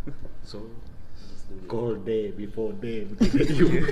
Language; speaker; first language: English; non-native, learner; Malay